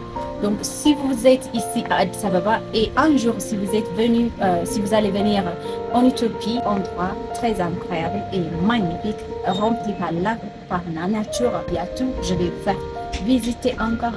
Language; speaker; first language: French; non-native, learner; Amharic